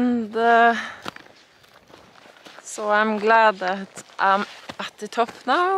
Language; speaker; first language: English; non-native, learner; Norwegian